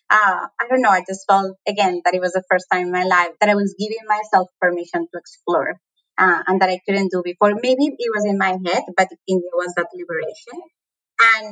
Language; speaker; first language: English; non-native, fluent; Spanish